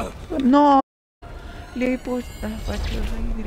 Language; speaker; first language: Spanish; native; Spanish